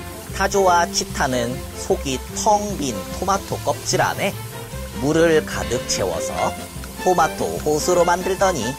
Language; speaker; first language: Korean; native; Korean